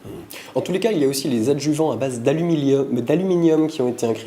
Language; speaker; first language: French; native; French